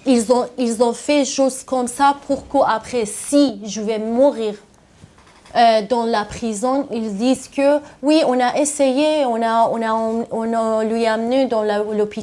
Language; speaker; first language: French; non-native, learner; Persian